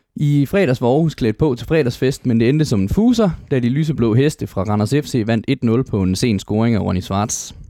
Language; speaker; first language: Danish; native; Danish